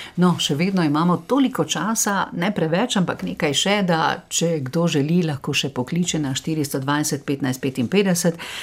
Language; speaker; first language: Slovenian; native; Slovenian